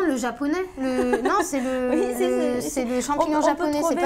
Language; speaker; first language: French; native; French